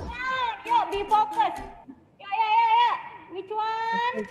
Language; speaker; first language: English; non-native, learner; Indonesian